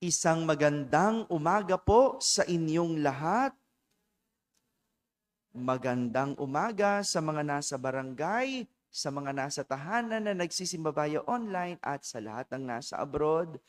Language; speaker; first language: Filipino; native; Filipino